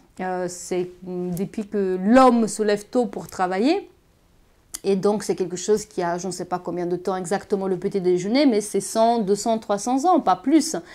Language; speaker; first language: French; non-native, fluent; Bulgarian